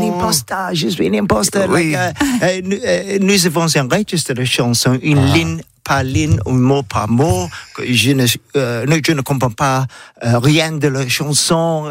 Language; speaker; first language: French; non-native, learner; English